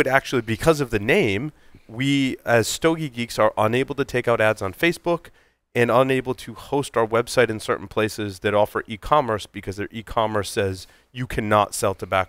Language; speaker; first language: English; native; English